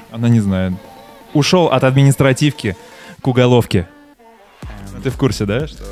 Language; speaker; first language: Russian; native; Russian